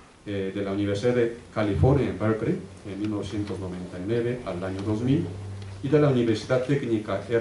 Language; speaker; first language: Spanish; native; Spanish